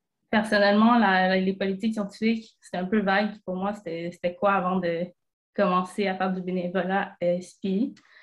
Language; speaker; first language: French; native; French